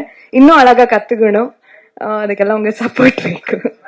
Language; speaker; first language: Tamil; non-native, learner; Kannada